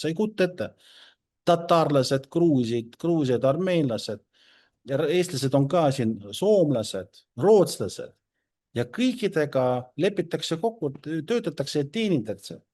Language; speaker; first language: Estonian; non-native, local second language; Russian